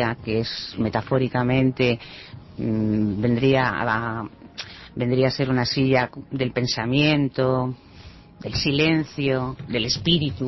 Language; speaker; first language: Spanish; early bilingual, heritage; Spanish